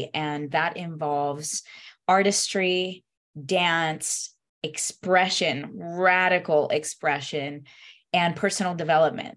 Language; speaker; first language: English; early bilingual, other home language; Spanish